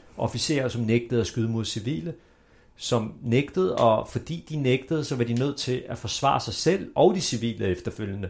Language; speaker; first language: Danish; early bilingual, other home language; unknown